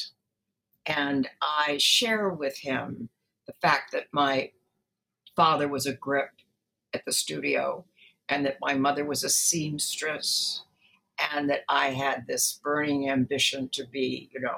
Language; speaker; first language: English; native; English